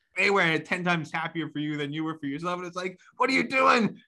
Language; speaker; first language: English; native; English